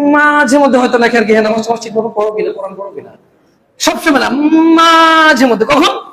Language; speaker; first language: Bangla; early bilingual, heritage; Bangla